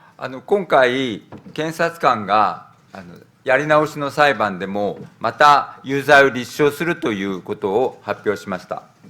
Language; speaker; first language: Japanese; native; Japanese